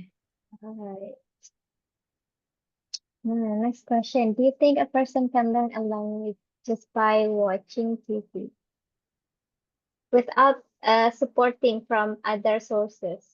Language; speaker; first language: English; non-native, fluent; Indonesian